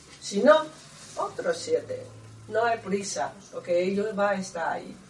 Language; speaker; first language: Spanish; non-native, learner; Chinese